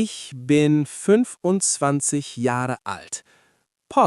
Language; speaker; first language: German; non-native, learner; English